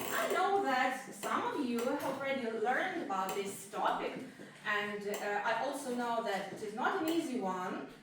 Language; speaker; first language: English; non-native, fluent; Ukrainian